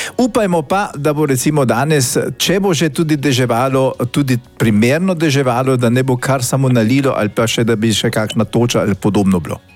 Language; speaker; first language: Slovenian; native; Slovenian